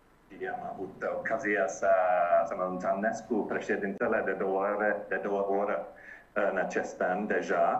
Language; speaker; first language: Romanian; non-native, learner; English